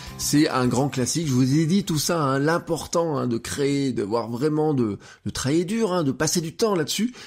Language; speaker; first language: French; native; French